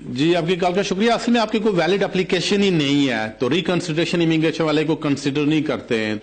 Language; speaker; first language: Urdu; native; Urdu